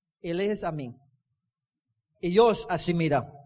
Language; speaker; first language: Spanish; non-native, learner; English